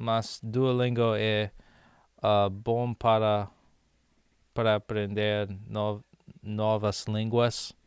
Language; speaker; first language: Portuguese; non-native, learner; English